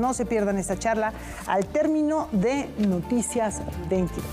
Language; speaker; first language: Spanish; native; Spanish